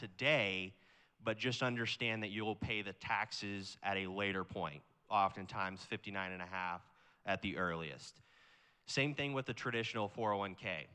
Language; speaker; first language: English; native; English